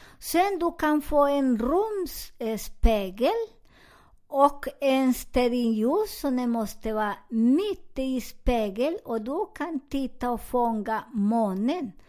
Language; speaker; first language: Swedish; non-native, learner; Spanish